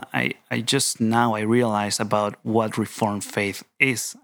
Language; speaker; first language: English; non-native, fluent; Spanish